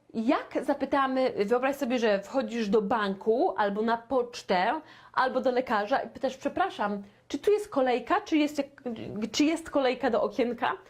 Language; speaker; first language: Polish; native; Polish